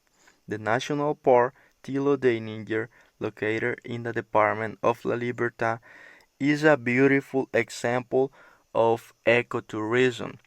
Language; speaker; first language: English; non-native, learner; Spanish